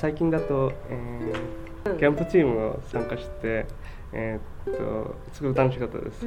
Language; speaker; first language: Japanese; non-native, fluent; Bangla